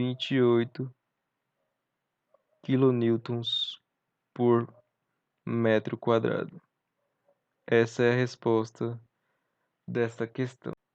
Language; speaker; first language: Portuguese; native; Portuguese